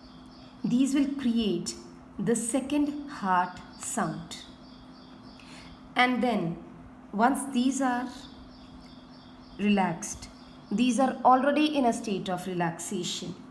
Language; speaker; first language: English; non-native, local second language; Hindi